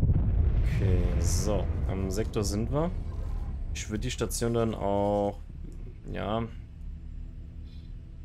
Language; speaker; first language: German; native; German